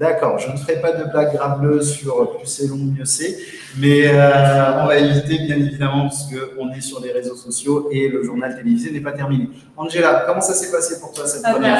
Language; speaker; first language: French; native; French